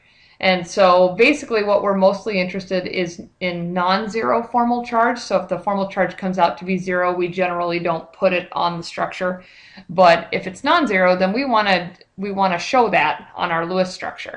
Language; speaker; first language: English; native; English